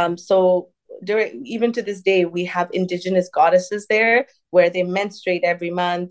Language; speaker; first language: English; early bilingual, other home language; Tamil